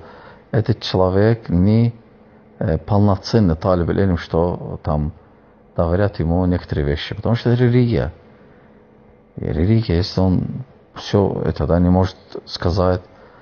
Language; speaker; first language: Russian; non-native, fluent; Azerbaijani